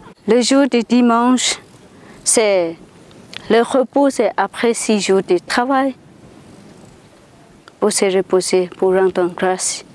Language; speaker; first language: French; non-native, fluent; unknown